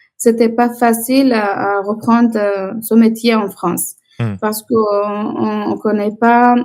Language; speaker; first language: French; non-native, learner; Persian